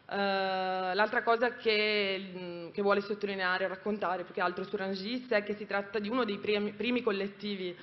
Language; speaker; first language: Italian; native; Italian